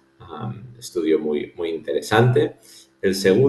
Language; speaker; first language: Spanish; native; Spanish